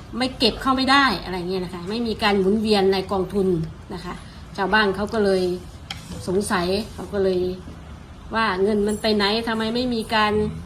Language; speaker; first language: Thai; native; Thai